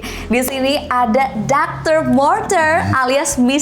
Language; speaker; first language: Indonesian; native; Indonesian